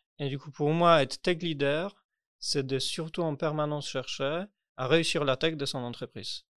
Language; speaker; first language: French; non-native, fluent; Polish